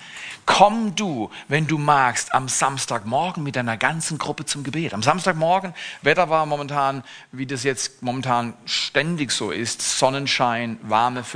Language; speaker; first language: German; native; German